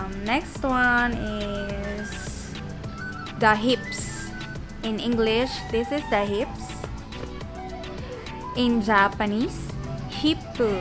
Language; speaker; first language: English; non-native, local second language; Filipino